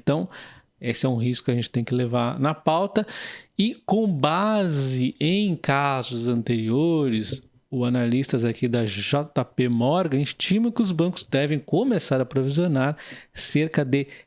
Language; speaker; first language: Portuguese; native; Portuguese